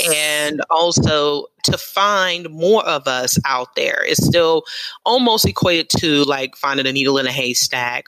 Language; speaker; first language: English; native; English